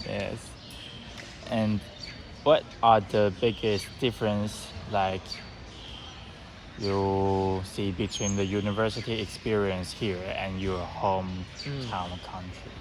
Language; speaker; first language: English; non-native, learner; Chinese